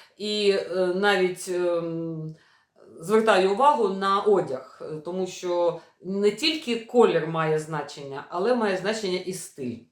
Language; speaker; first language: Ukrainian; non-native, local second language; Russian